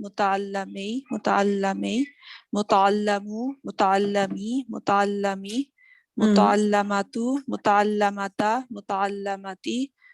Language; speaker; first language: Arabic; non-native, learner; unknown